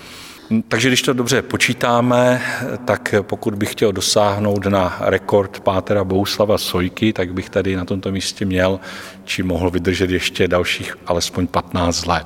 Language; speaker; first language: Czech; native; Czech